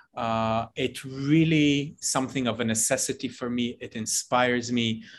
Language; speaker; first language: English; non-native, fluent; Hebrew